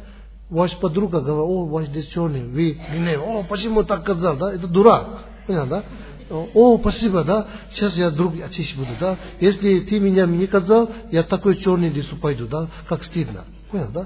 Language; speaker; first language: Russian; non-native, learner; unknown